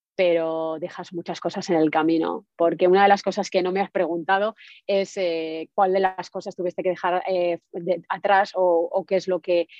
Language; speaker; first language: Spanish; native; Spanish